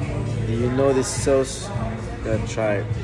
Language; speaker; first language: English; non-native, learner; French